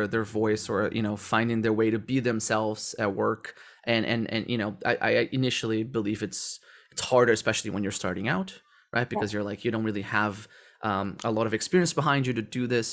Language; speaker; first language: English; non-native, fluent; Portuguese